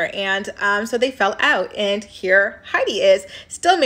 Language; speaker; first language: English; native; English